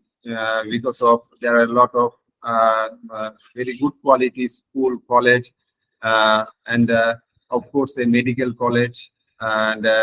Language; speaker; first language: English; non-native, learner; Bangla